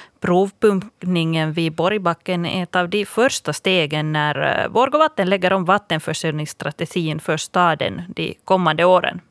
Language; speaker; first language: Swedish; native; Swedish